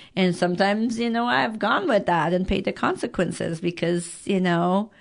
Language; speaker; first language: English; early bilingual, other home language; Persian